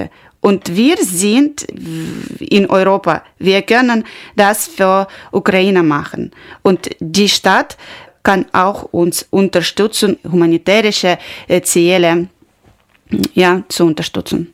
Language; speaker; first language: German; non-native, learner; Ukrainian